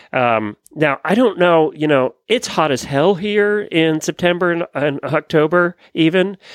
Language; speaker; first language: English; native; English